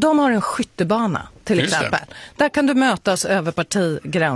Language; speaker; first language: Swedish; native; Swedish